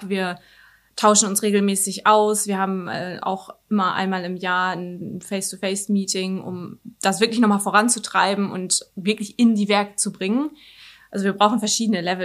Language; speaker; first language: German; native; German